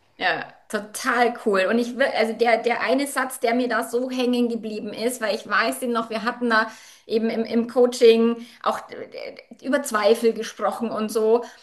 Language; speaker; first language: German; native; German